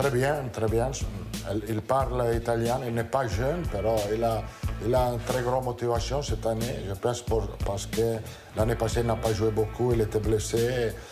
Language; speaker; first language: French; non-native, learner; Italian